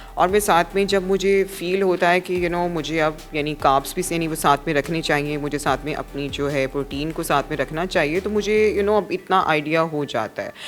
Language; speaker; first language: Urdu; non-native, local second language; Punjabi